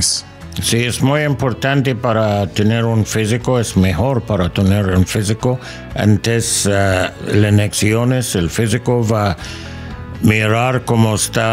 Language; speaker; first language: Spanish; non-native, learner; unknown